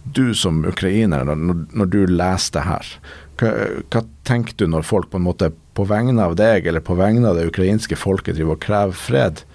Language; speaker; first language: Norwegian; native; Norwegian